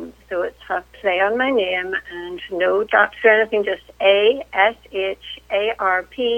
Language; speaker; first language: English; native; English